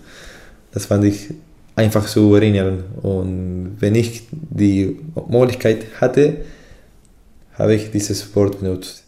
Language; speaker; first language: German; non-native, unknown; Spanish